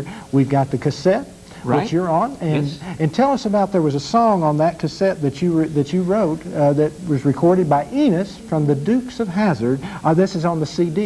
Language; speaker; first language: English; native; English